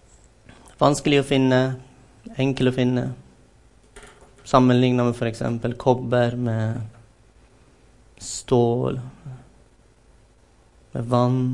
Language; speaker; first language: Norwegian; non-native, fluent; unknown